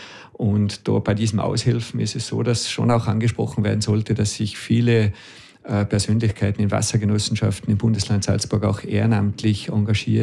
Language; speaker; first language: German; native; German